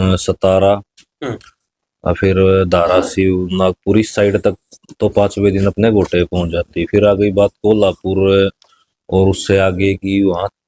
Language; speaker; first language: Hindi; native; Hindi